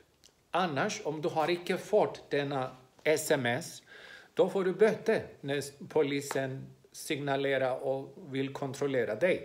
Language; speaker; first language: Swedish; non-native, fluent; Greek